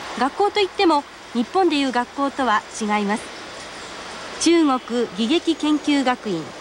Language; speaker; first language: Japanese; native; Japanese